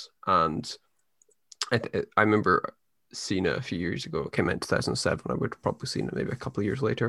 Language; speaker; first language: English; native; English